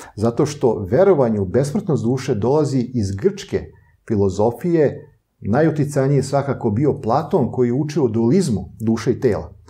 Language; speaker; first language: Serbian; native; Serbian